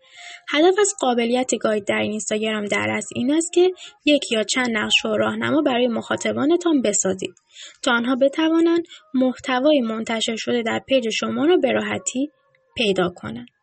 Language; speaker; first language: Persian; native; Persian